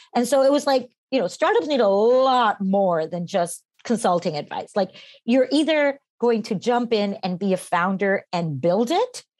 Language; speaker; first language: English; non-native, fluent; Spanish